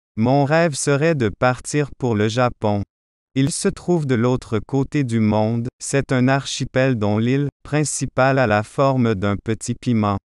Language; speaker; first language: French; non-native, fluent; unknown